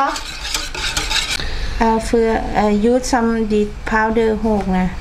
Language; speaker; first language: German; non-native, learner; Thai